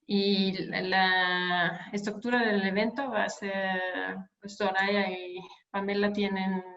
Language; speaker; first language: Spanish; non-native, fluent; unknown